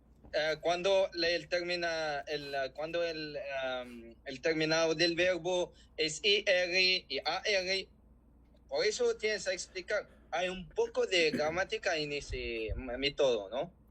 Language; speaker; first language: Spanish; non-native, learner; Arabic